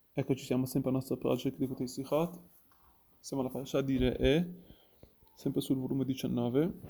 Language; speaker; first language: Italian; non-native, fluent; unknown